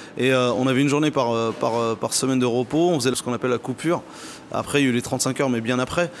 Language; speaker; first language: French; early bilingual, other home language; Arabic